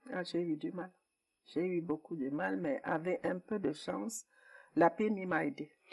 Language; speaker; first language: French; non-native, local second language; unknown